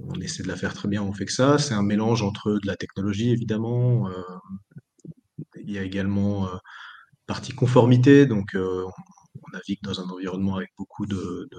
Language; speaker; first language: French; native; French